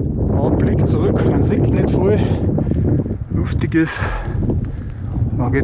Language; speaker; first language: German; native; German